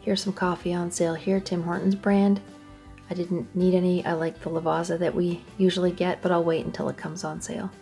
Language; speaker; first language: English; native; English